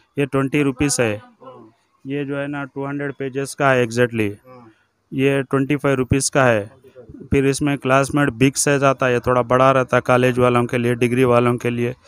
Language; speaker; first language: Hindi; native; Hindi